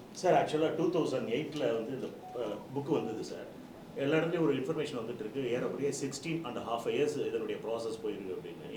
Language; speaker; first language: Tamil; native; Tamil